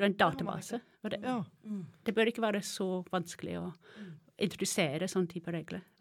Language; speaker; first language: Norwegian; non-native, fluent; English